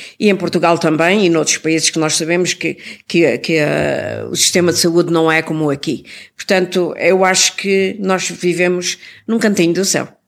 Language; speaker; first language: Portuguese; native; Portuguese